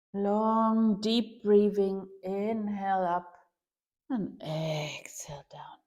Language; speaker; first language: English; non-native, fluent; German